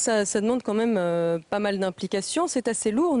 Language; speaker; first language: French; native; French